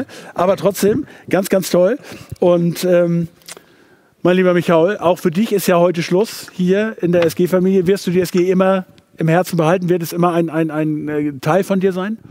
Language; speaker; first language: German; native; German